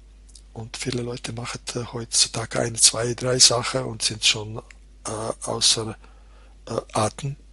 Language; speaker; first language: German; non-native, fluent; Croatian